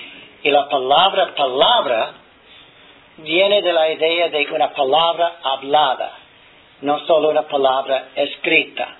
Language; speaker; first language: Spanish; non-native, fluent; English